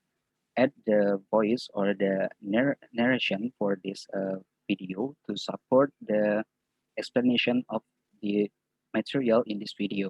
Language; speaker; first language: English; non-native, fluent; Indonesian